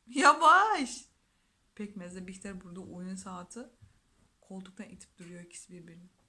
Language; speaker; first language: Turkish; non-native, fluent; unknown